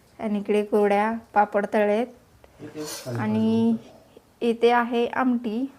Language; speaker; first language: Marathi; native; Marathi